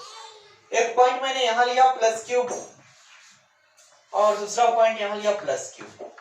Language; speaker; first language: Hindi; native; Hindi